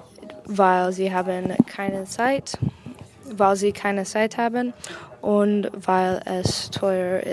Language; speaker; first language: German; non-native, learner; English